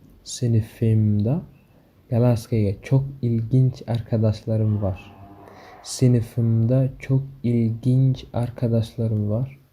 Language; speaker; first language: Turkish; non-native, fluent; Somali